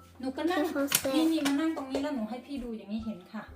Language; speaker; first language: Thai; native; Thai